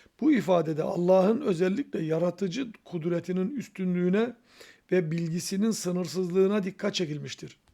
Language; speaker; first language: Turkish; native; Turkish